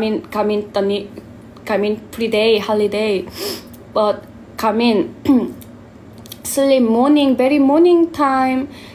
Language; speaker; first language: English; non-native, learner; Korean